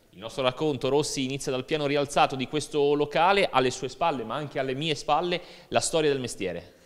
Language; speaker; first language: Italian; native; Italian